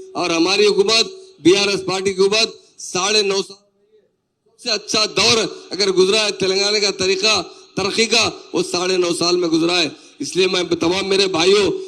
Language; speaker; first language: Hindi; non-native, local second language; Urdu